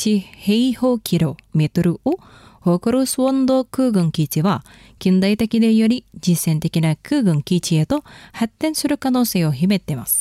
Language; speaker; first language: Japanese; non-native, fluent; Indonesian